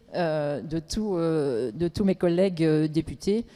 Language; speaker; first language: French; native; French